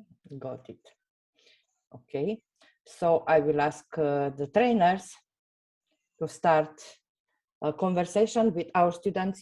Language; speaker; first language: English; non-native, fluent; Romanian